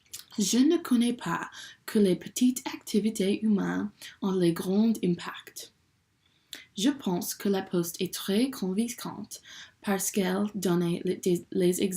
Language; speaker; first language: French; non-native, learner; English